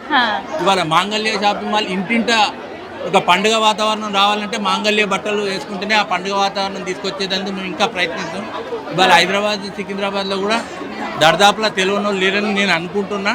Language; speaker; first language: Telugu; native; Telugu